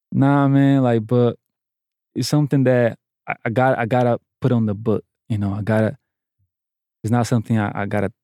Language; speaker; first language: English; non-native, fluent; Portuguese